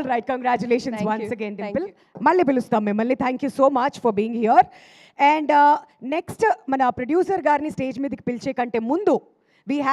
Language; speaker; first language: Telugu; native; Telugu